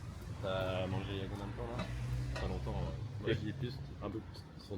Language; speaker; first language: French; native; French